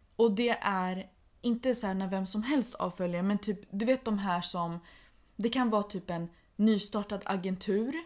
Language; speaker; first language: Swedish; early bilingual, other home language; Persian